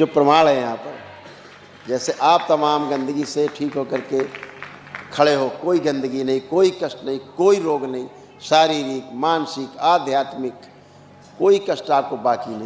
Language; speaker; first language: Hindi; native; Hindi